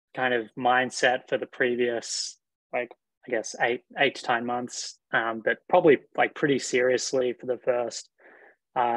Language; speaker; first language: English; native; English